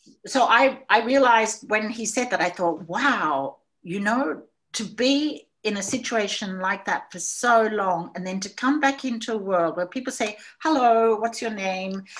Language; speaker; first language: English; native; English